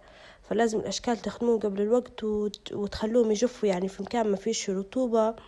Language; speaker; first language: Arabic; native; Arabic